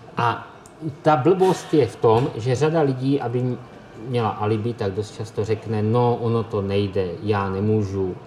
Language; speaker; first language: Czech; native; Czech